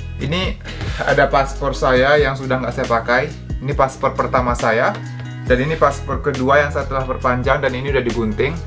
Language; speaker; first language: Indonesian; native; Indonesian